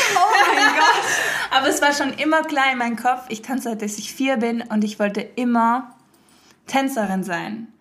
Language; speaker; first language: German; early bilingual, heritage; French